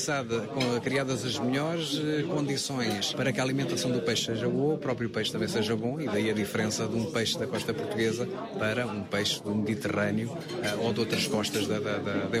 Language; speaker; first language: Portuguese; native; Portuguese